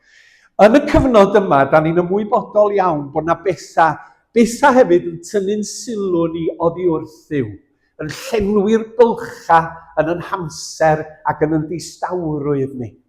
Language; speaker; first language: Welsh; native; Welsh